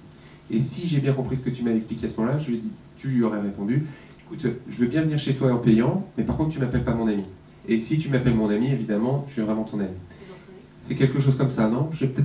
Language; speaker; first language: French; native; French